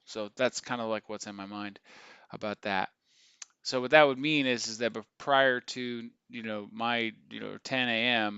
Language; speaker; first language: English; native; English